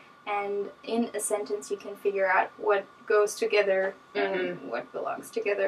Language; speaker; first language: English; non-native, fluent; German